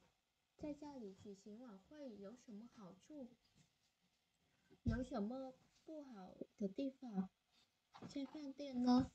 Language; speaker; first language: Chinese; non-native, fluent; Vietnamese